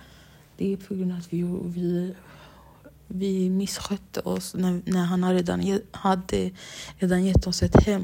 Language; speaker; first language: Swedish; non-native, local second language; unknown